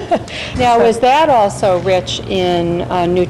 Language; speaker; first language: English; native; English